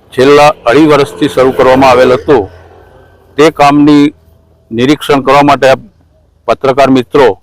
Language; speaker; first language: Gujarati; native; Gujarati